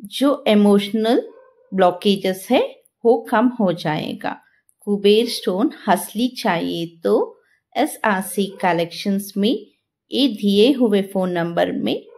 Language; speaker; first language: Hindi; non-native, local second language; Telugu